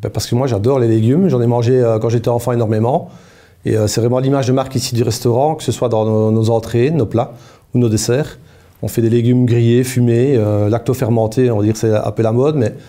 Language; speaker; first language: French; native; French